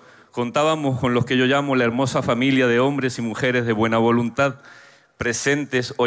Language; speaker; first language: Spanish; native; Spanish